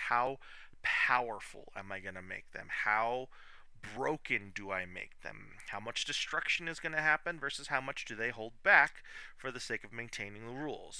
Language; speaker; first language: English; native; English